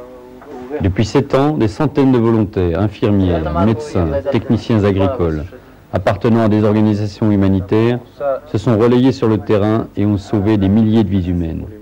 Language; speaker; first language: French; native; French